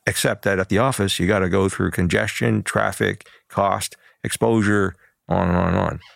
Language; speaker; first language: English; early bilingual, other home language; Chinese